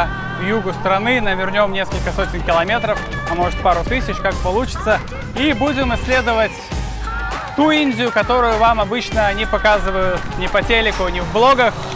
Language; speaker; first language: Russian; native; Russian